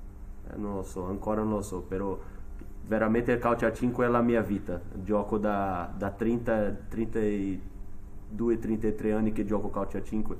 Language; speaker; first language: Italian; non-native, fluent; Portuguese